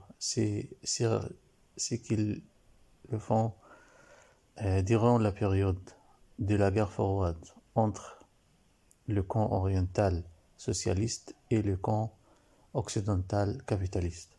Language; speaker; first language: French; non-native, learner; Arabic